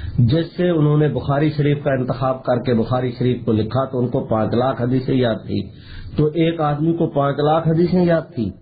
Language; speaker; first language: Urdu; non-native, local second language; Saraiki